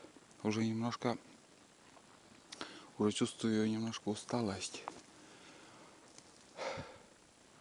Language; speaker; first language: Russian; native; Russian